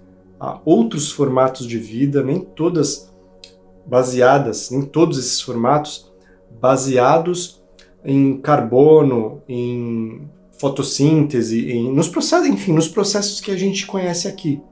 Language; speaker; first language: Portuguese; native; Portuguese